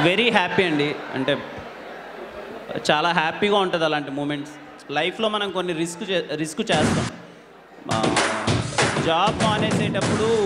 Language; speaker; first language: Telugu; native; Telugu